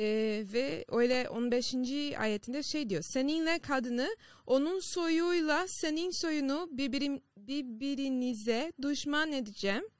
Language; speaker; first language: Turkish; non-native, fluent; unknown